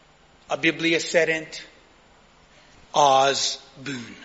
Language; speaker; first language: Hungarian; non-native, fluent; English